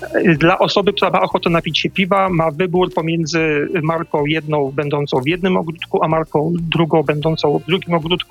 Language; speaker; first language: Polish; native; Polish